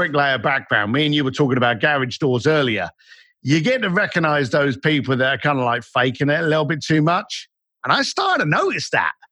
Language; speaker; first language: English; native; English